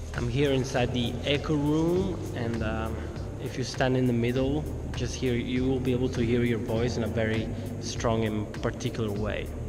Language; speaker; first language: English; non-native, fluent; Italian